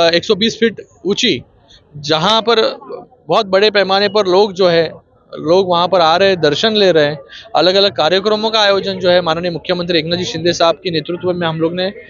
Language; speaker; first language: Hindi; non-native, local second language; Marathi